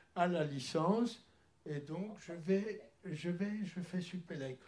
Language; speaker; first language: French; early bilingual, other home language; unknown